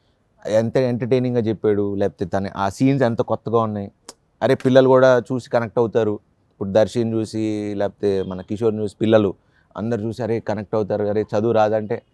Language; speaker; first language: Telugu; native; Telugu